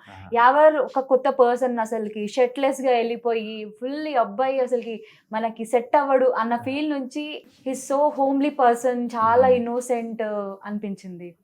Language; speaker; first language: Telugu; native; Telugu